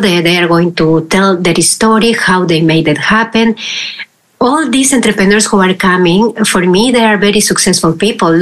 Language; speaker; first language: English; non-native, fluent; Spanish